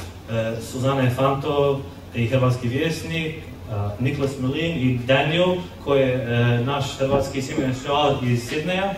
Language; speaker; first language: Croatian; early bilingual, heritage; Croatian